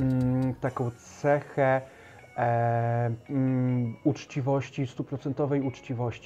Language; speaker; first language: Polish; native; Polish